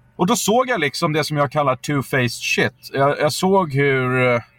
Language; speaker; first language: Swedish; native; Swedish